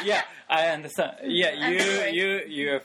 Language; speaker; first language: English; non-native, learner; Japanese